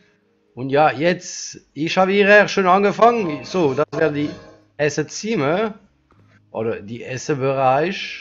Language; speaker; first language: German; non-native, learner; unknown